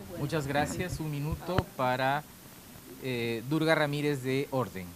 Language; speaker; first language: Spanish; native; Spanish